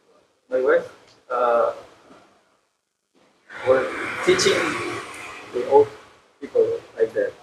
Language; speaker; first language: English; non-native, local second language; Indonesian